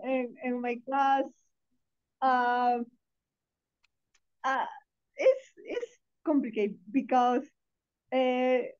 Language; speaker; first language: English; non-native, learner; Spanish